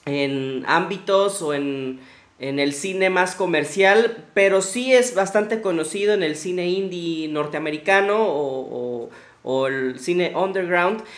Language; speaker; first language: Spanish; native; Spanish